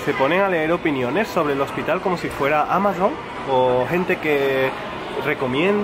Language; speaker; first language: Spanish; native; Spanish